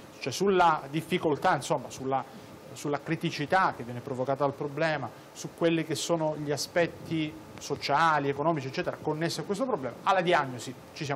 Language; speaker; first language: Italian; native; Italian